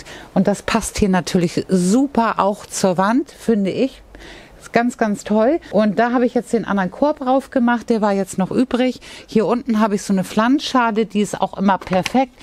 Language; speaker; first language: German; native; German